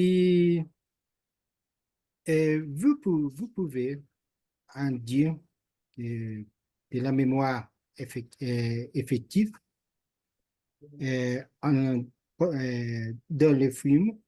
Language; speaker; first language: French; non-native, learner; Portuguese